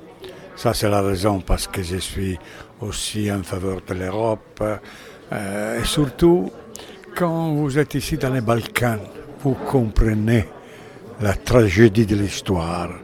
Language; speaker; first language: French; non-native, fluent; Italian